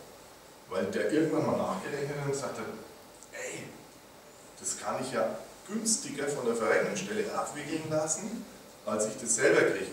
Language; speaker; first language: German; native; German